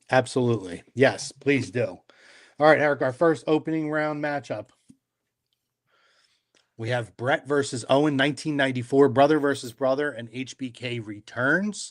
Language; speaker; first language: English; native; English